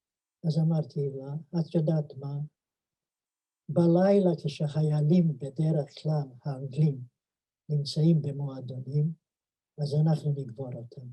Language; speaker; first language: Hebrew; non-native, fluent; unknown